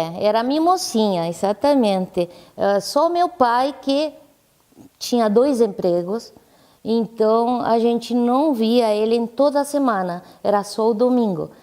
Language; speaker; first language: Portuguese; non-native, fluent; Spanish